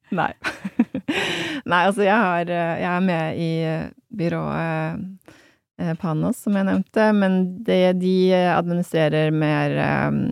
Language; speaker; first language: Norwegian; native; Norwegian